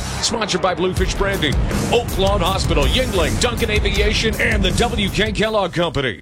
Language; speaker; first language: English; native; English